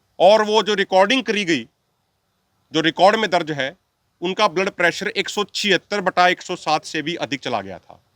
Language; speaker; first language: Hindi; non-native, local second language; Punjabi